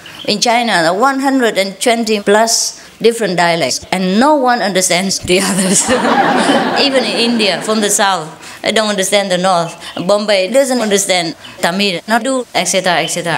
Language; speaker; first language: English; non-native, fluent; Vietnamese